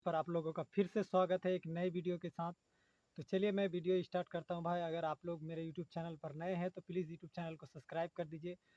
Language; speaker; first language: Hindi; native; Hindi